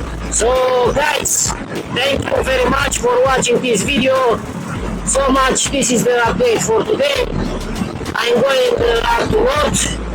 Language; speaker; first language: English; non-native, learner; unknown